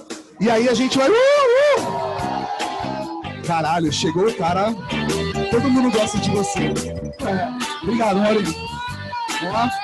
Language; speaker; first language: Portuguese; native; Portuguese